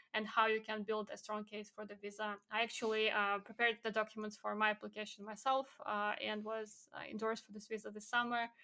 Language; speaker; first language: English; non-native, fluent; Belarusian